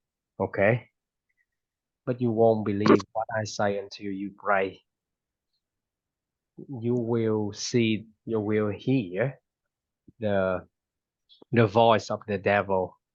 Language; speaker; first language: English; non-native, fluent; Vietnamese